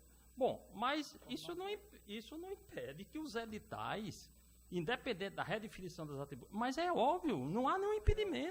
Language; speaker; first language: Portuguese; native; Portuguese